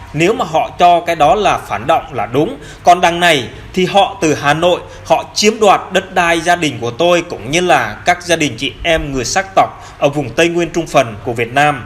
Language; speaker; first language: Vietnamese; non-native, local second language; Jarai